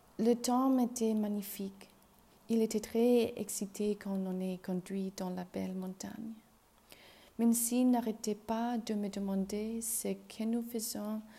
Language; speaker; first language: French; non-native, learner; Chinese